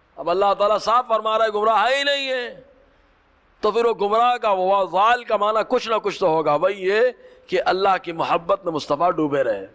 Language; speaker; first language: Urdu; native; Urdu